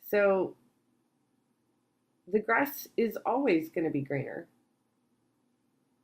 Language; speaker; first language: English; native; English